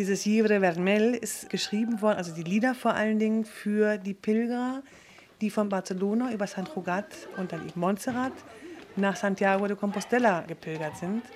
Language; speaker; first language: German; native; German